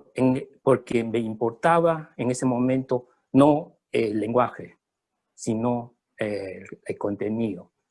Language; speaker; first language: Spanish; early bilingual, other home language; Chinese